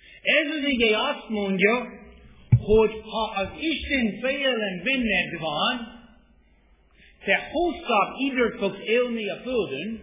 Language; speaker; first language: Hungarian; non-native, fluent; English